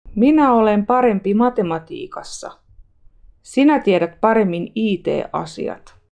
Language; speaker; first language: Finnish; non-native, fluent; Russian